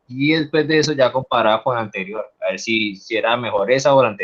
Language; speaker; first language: Spanish; native; Spanish